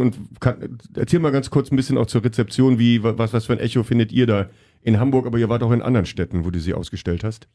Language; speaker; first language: German; native; German